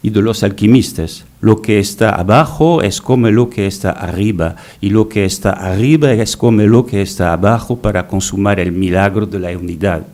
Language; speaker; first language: Spanish; non-native, fluent; French